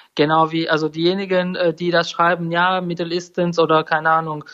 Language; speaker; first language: German; non-native, learner; Turkish